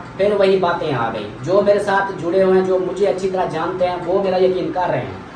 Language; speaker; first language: Urdu; non-native, local second language; Saraiki